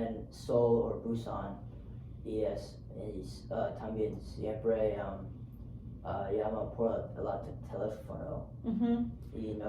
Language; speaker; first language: Spanish; non-native, learner; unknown